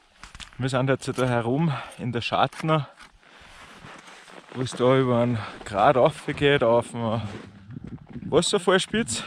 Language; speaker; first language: German; native; German